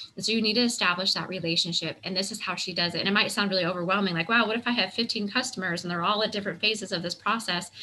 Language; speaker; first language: English; native; English